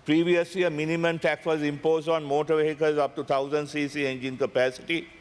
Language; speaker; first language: English; non-native, local second language; Sinhala